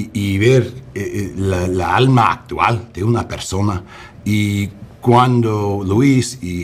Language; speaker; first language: Spanish; early bilingual, heritage; English